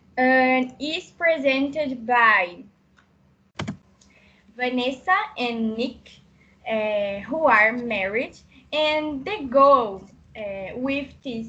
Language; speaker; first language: English; non-native, learner; Portuguese